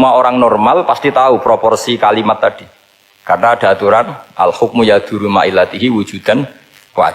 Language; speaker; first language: Indonesian; non-native, local second language; Javanese